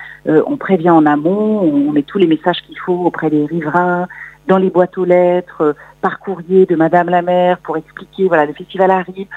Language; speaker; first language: French; native; French